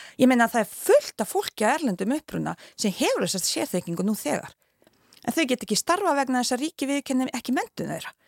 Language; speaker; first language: Icelandic; non-native, fluent; Bosnian